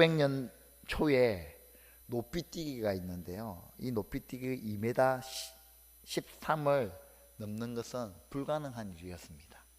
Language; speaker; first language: Korean; native; Korean